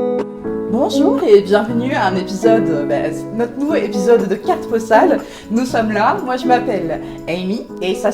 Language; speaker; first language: French; non-native, fluent; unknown